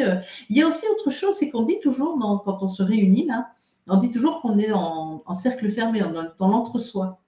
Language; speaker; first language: French; native; French